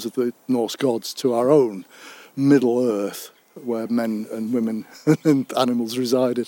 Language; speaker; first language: English; native; English